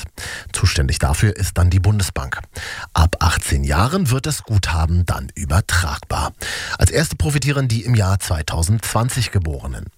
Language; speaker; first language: German; native; German